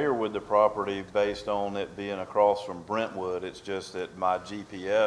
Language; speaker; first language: English; native; English